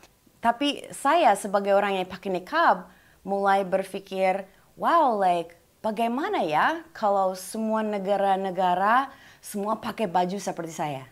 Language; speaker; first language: Indonesian; non-native, fluent; English